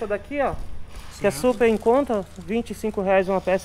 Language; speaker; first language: Portuguese; native; Portuguese